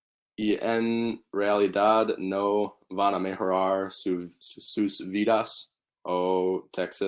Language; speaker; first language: Spanish; non-native, learner; English